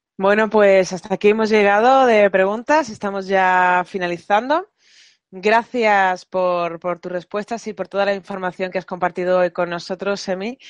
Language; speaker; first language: Spanish; native; Spanish